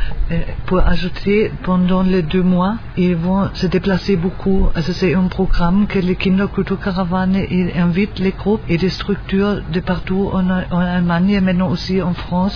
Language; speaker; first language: French; non-native, fluent; German